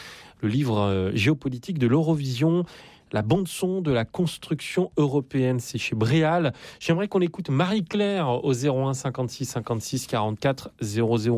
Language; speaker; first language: French; native; French